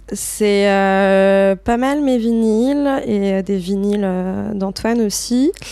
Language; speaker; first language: French; non-native, local second language; Arabic